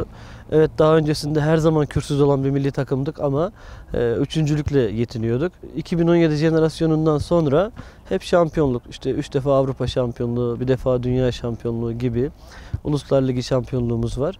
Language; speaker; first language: Turkish; native; Turkish